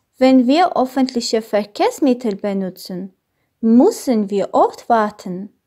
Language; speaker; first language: German; non-native, learner; Armenian